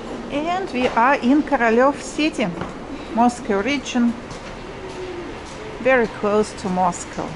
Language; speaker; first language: English; non-native, learner; Russian